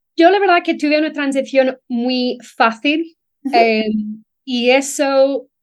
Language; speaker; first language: Spanish; non-native, fluent; English